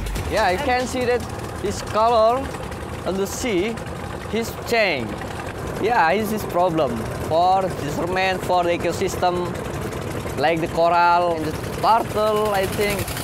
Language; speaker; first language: English; non-native, learner; Indonesian